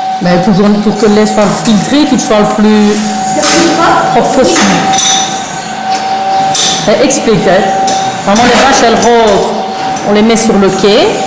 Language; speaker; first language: French; native; French